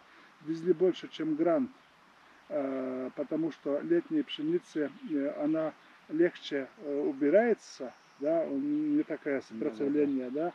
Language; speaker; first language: Russian; non-native, fluent; Latvian